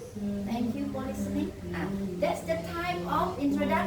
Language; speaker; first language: English; non-native, fluent; Indonesian